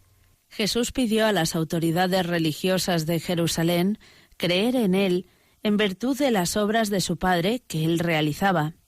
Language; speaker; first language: Spanish; native; Spanish